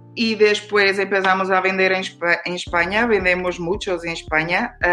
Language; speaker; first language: Spanish; non-native, learner; Portuguese